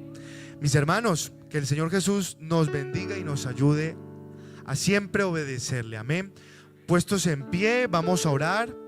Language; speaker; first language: Spanish; native; Spanish